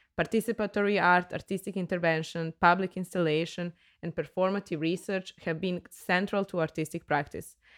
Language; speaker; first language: English; non-native, fluent; Serbian